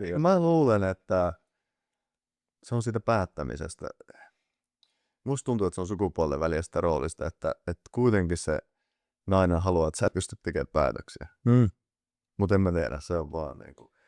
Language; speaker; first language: Finnish; early bilingual, other home language; Persian